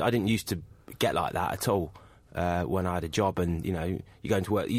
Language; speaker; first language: English; native; English